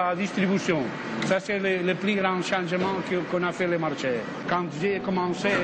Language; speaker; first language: French; non-native, fluent; Spanish